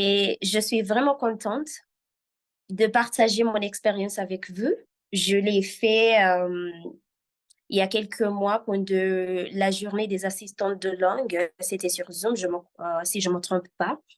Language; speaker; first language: French; non-native, fluent; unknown